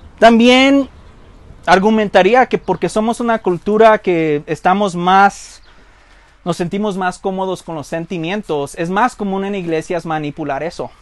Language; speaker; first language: Spanish; early bilingual, heritage; Spanish